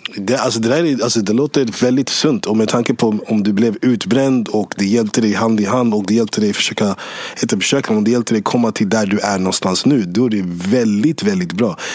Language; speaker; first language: Swedish; early bilingual, other home language; English